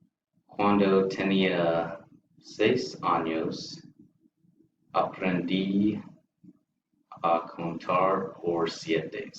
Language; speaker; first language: Spanish; non-native, learner; English